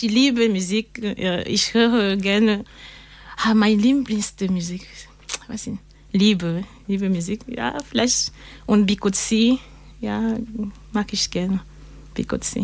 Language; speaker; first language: German; non-native, learner; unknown